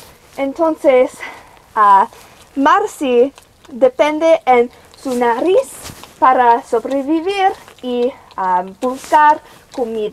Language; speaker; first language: Spanish; non-native, learner; English